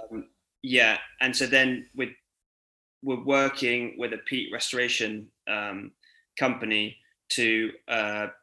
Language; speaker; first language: English; native; English